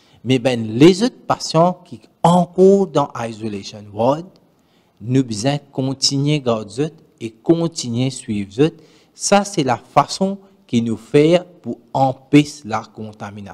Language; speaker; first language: French; non-native, learner; Morisyen